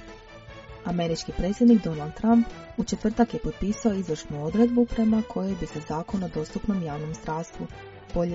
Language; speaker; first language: Croatian; native; Croatian